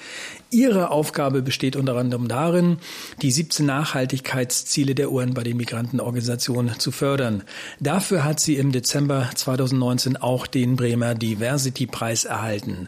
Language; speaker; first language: German; native; German